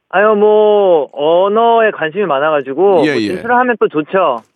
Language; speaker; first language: Korean; native; Korean